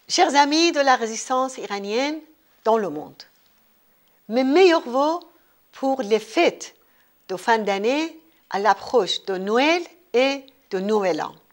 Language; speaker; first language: French; non-native, fluent; Persian